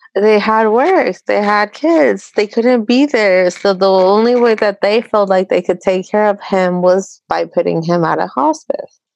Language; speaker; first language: English; early bilingual, other home language; Spanish